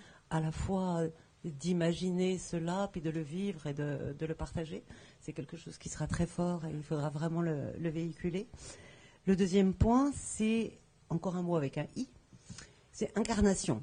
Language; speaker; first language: French; native; French